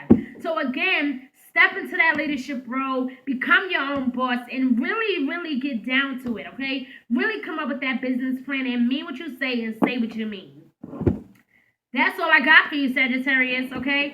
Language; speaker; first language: English; native; English